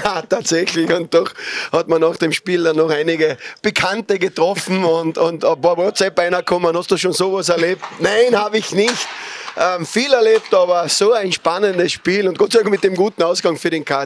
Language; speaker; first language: German; native; German